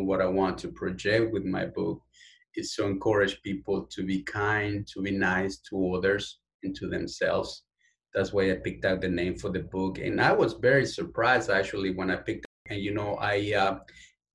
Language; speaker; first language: English; non-native, fluent; Spanish